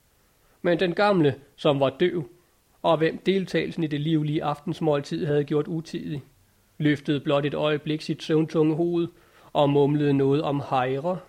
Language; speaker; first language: Danish; native; Danish